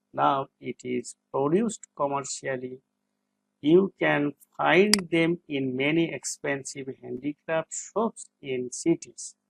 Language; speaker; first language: English; non-native, local second language; Bangla